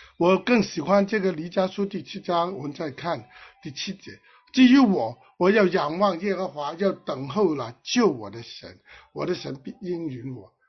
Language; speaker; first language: Chinese; non-native, local second language; Cantonese